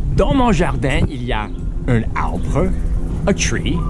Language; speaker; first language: French; non-native, fluent; English